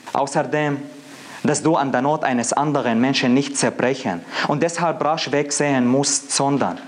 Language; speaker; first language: German; non-native, fluent; Arabic